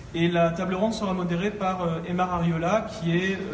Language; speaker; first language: French; native; French